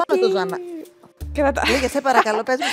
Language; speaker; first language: Greek; native; Greek